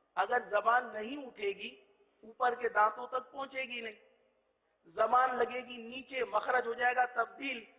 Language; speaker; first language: Urdu; native; Urdu